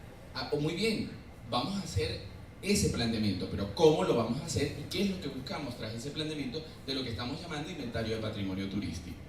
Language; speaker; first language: Spanish; native; Spanish